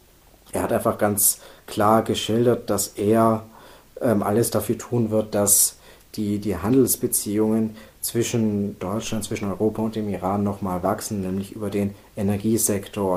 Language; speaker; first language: German; native; German